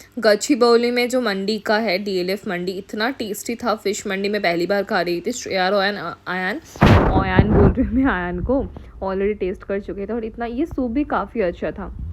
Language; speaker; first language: Hindi; non-native, local second language; Bangla